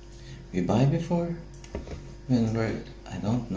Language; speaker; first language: English; non-native, learner; Filipino